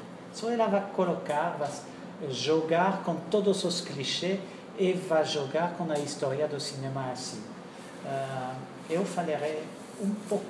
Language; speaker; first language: Portuguese; non-native, fluent; French